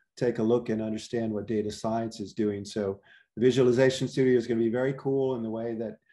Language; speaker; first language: English; native; English